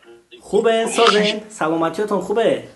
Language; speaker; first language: Persian; native; Persian